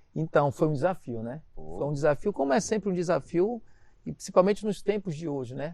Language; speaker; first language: Portuguese; native; Portuguese